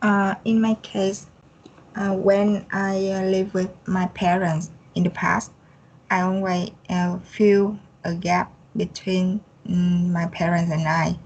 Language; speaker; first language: English; non-native, learner; Vietnamese